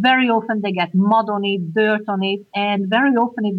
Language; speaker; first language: English; non-native, fluent; Hungarian